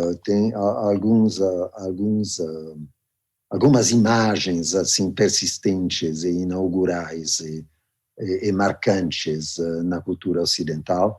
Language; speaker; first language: Portuguese; non-native, fluent; Italian